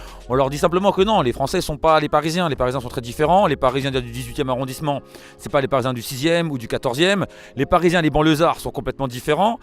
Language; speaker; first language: French; native; French